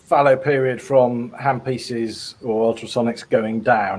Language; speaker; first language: English; native; English